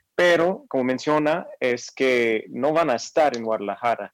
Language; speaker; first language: Spanish; non-native, fluent; English